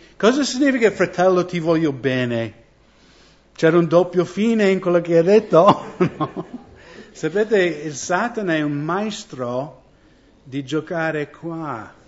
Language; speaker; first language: Italian; non-native, fluent; English